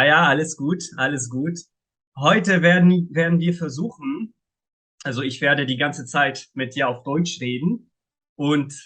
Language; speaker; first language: German; non-native, fluent; Arabic